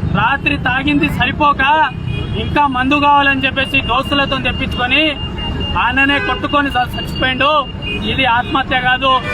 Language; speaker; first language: Telugu; native; Telugu